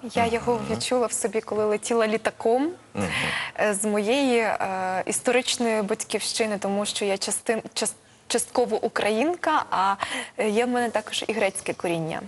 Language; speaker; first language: Ukrainian; non-native, local second language; Russian